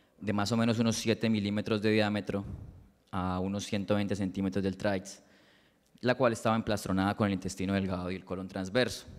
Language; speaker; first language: Spanish; native; Spanish